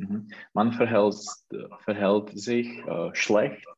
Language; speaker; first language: German; non-native, learner; Czech